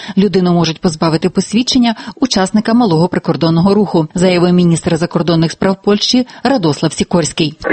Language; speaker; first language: Ukrainian; native; Ukrainian